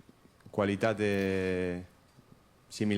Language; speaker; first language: Italian; non-native, learner; Spanish